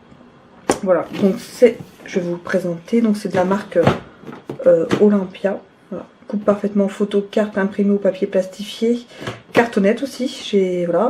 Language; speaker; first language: French; native; French